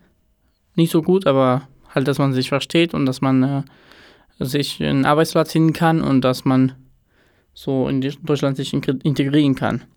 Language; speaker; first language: German; non-native, fluent; Romanian